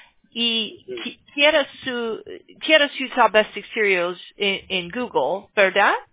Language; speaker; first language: Spanish; non-native, learner; English